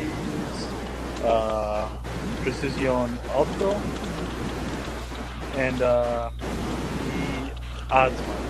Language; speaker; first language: Spanish; non-native, learner; English